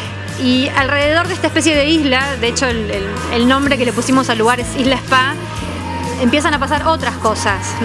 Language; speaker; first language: Spanish; native; Spanish